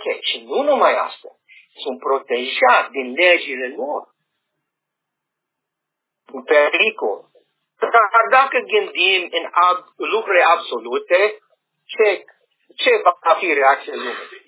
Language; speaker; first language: Romanian; non-native, learner; English